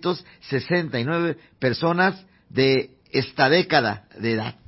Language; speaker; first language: Spanish; native; Spanish